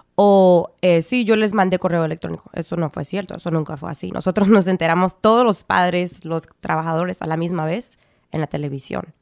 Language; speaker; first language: Spanish; early bilingual, heritage; Spanish